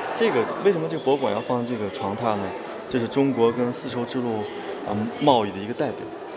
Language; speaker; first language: Chinese; native; Chinese